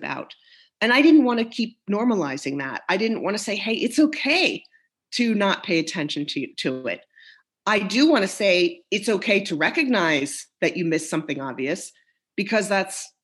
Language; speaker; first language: English; native; English